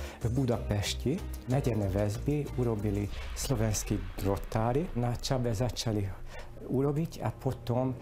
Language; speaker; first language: Slovak; early bilingual, heritage; Hungarian